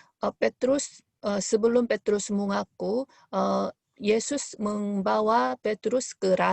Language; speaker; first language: Indonesian; non-native, fluent; Korean